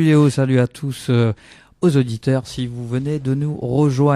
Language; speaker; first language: French; native; French